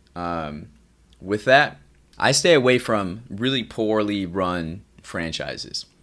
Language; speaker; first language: English; native; English